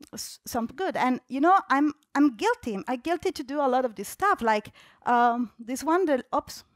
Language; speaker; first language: English; non-native, fluent; Italian